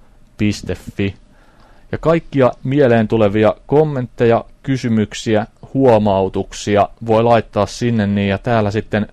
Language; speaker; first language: Finnish; native; Finnish